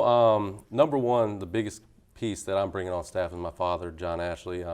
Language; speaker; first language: English; native; English